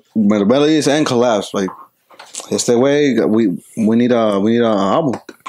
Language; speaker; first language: English; early bilingual, other home language; Spanish